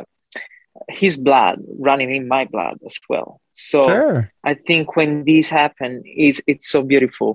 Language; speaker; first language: English; non-native, fluent; Italian